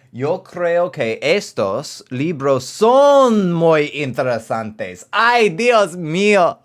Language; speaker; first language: Spanish; non-native, learner; English